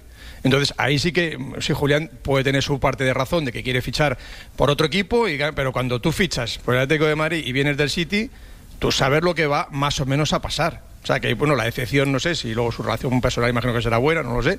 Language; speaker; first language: Spanish; native; Spanish